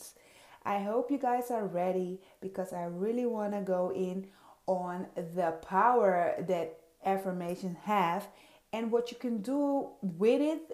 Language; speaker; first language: English; non-native, fluent; Dutch